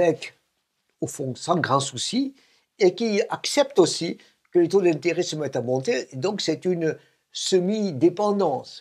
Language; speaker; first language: French; native; French